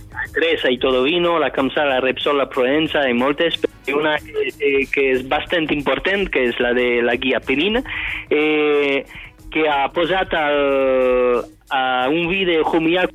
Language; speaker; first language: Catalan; non-native, fluent; French